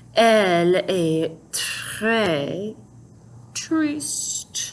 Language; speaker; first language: French; non-native, fluent; English